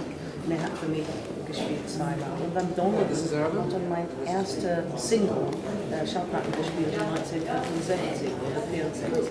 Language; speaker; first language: German; non-native, learner; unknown